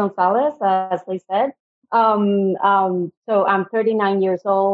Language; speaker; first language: English; non-native, fluent; Spanish